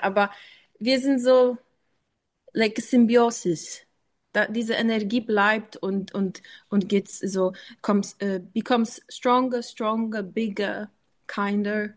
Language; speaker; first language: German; non-native, learner; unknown